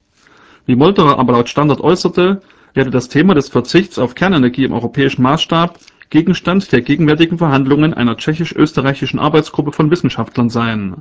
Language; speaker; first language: German; native; German